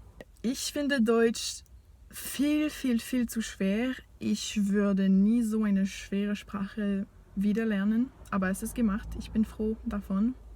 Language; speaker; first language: German; non-native, fluent; French